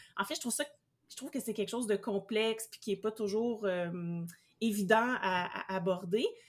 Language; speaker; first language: French; native; French